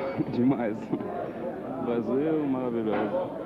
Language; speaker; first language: Portuguese; early bilingual, heritage; Portuguese